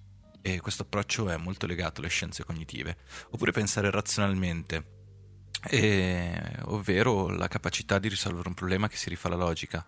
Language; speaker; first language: Italian; native; Italian